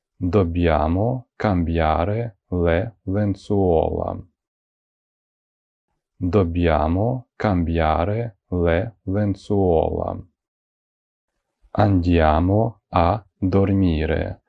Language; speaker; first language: Italian; non-native, fluent; Ukrainian